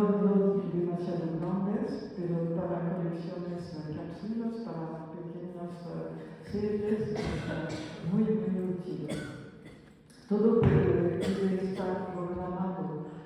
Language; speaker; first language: Spanish; non-native, fluent; French